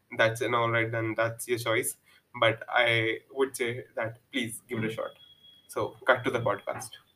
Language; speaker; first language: English; non-native, local second language; Hindi